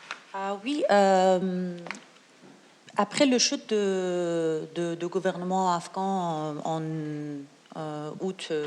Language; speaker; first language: French; non-native, learner; Persian